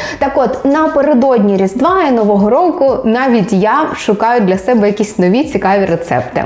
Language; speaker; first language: Ukrainian; native; Ukrainian